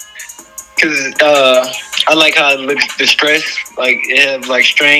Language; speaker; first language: English; native; English